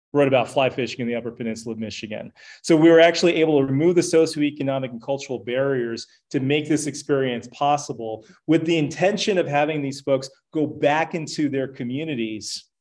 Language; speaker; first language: English; native; English